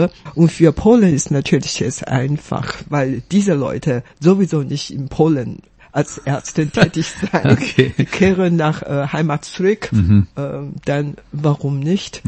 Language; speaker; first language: German; non-native, fluent; Chinese